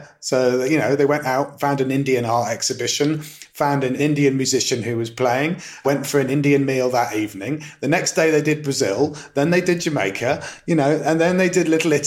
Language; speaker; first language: English; native; English